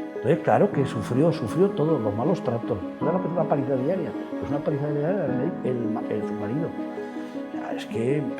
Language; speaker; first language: Spanish; native; Spanish